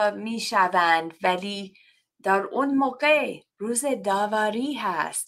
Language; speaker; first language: Persian; non-native, learner; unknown